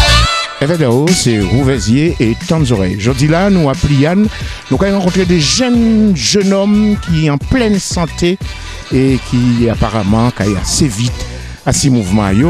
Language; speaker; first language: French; native; French